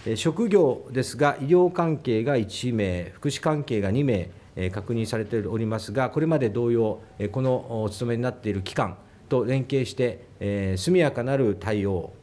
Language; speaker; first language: Japanese; native; Japanese